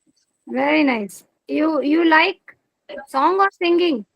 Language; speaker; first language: English; non-native, fluent; Hindi